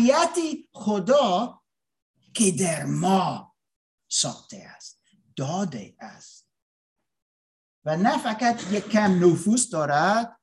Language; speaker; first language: Persian; non-native, learner; English